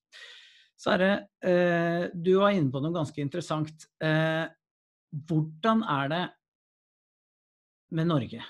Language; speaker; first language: Norwegian; native; Norwegian